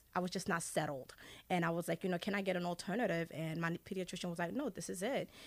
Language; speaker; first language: English; early bilingual, other home language; Haitian Creole